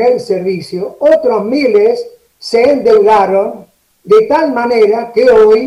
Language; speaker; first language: Spanish; native; Spanish